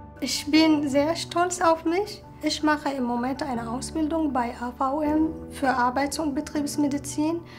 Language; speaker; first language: German; non-native, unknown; Arabic